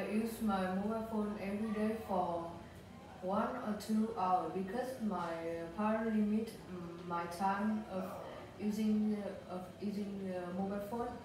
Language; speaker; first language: English; non-native, learner; Vietnamese